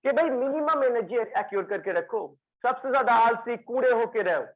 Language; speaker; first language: Hindi; non-native, local second language; Bangla